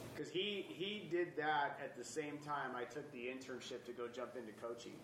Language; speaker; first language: English; native; English